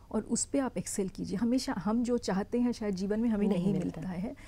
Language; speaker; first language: Hindi; native; Hindi